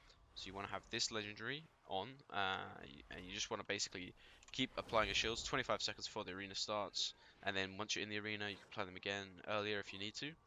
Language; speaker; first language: English; native; English